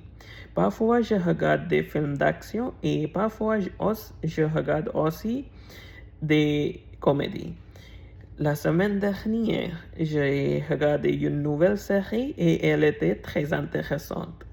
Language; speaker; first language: French; non-native, learner; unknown